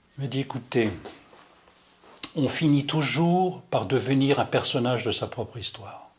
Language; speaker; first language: French; native; French